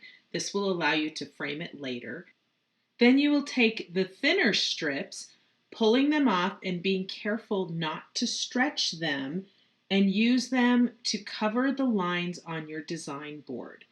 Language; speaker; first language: English; native; English